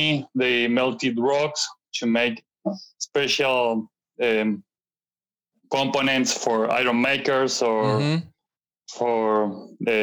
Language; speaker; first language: English; non-native, fluent; Spanish